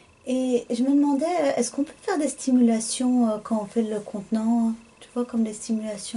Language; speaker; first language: French; native; French